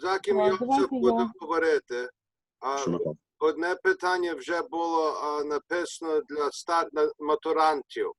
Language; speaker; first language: Ukrainian; early bilingual, heritage; Ukrainian